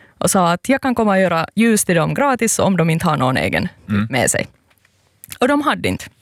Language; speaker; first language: Swedish; native; Swedish